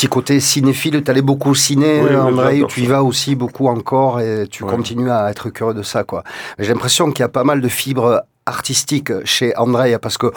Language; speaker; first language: French; native; French